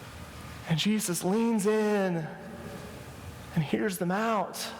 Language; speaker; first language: English; native; English